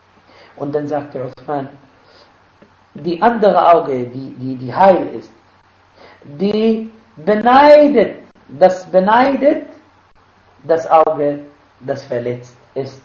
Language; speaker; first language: German; non-native, fluent; Arabic